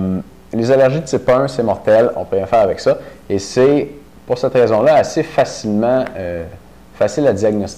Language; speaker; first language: French; native; French